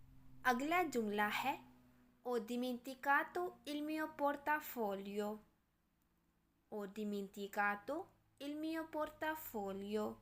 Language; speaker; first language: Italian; non-native, learner; Urdu